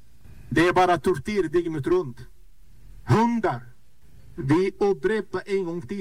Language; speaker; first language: Swedish; non-native, fluent; Arabic